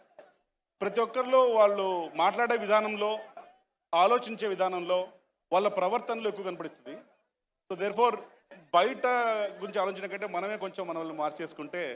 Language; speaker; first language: Telugu; native; Telugu